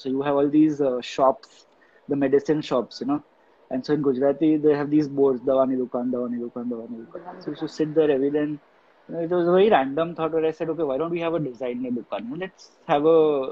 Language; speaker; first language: English; non-native, local second language; Gujarati